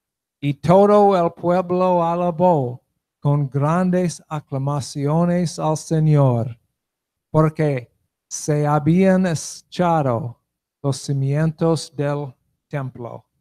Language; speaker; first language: Spanish; non-native, learner; English